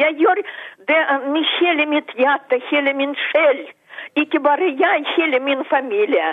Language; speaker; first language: Norwegian; non-native, fluent; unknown